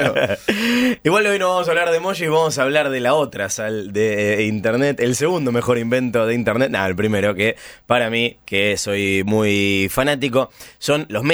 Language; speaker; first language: Spanish; native; Spanish